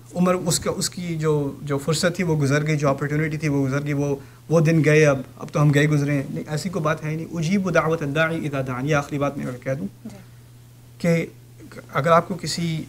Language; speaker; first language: Urdu; native; Urdu